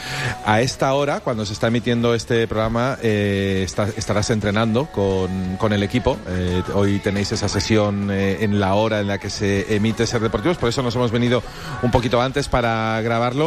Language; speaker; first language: Spanish; native; Spanish